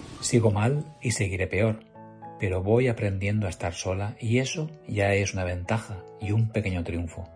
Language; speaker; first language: Spanish; native; Spanish